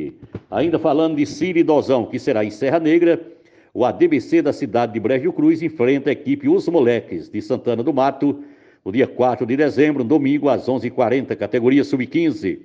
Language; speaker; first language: Portuguese; native; Portuguese